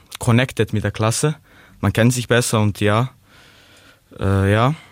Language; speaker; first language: German; non-native, learner; Slovenian